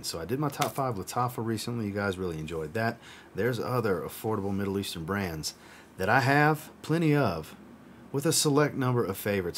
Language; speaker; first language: English; native; English